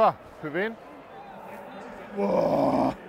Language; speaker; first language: German; native; German